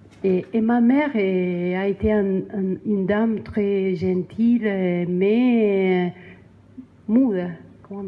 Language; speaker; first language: French; non-native, learner; Spanish